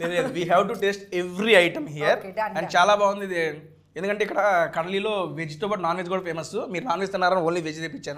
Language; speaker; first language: Telugu; native; Telugu